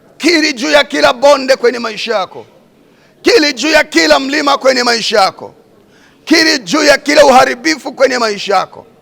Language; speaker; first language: Swahili; non-native, local second language; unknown